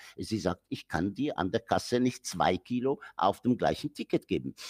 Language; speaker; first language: German; non-native, fluent; Arabic